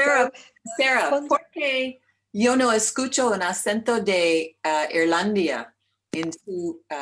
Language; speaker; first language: Spanish; non-native, learner; English